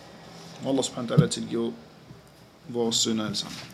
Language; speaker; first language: Danish; non-native, fluent; Arabic